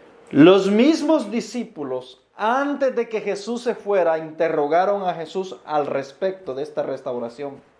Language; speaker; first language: Spanish; native; Spanish